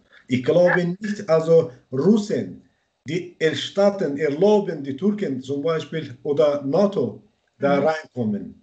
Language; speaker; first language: German; non-native, learner; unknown